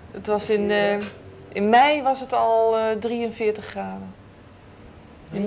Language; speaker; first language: Dutch; native; Dutch